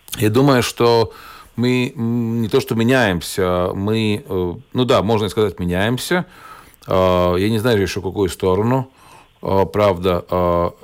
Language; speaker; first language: Russian; non-native, local second language; Latvian